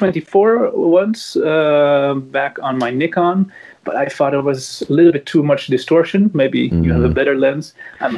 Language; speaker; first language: English; non-native, fluent; Dutch